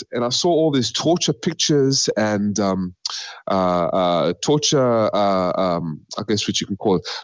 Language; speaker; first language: English; native; English